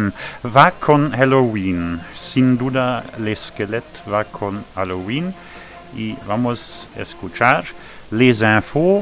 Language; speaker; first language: Spanish; non-native, fluent; French